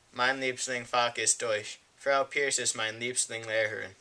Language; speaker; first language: German; non-native, learner; English